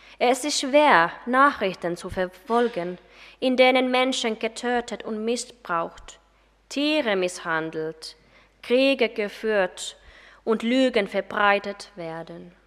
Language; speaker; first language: German; non-native, fluent; Finnish